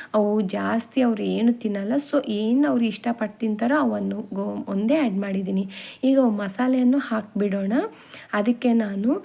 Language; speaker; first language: Kannada; non-native, local second language; Telugu